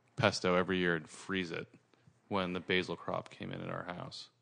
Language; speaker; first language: English; early bilingual, other home language; Italian